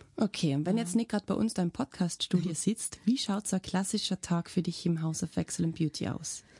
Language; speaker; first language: German; native; German